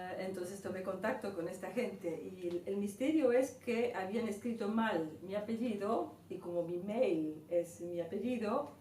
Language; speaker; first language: Spanish; native; Spanish